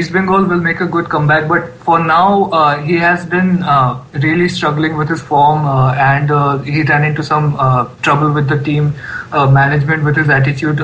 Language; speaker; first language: English; non-native, local second language; Bangla